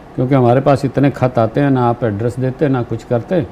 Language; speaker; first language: Hindi; native; Hindi